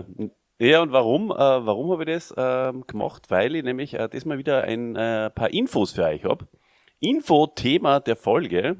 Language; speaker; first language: German; native; German